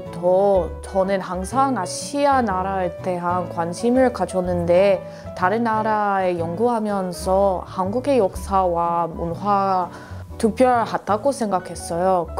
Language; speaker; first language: Korean; non-native, fluent; English